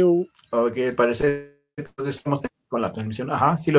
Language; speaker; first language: Spanish; native; Spanish